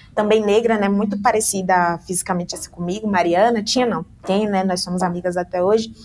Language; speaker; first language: Portuguese; native; Portuguese